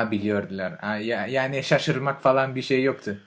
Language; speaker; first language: Turkish; non-native, learner; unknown